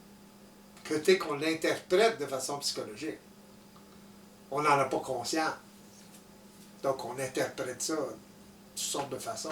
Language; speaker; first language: French; native; French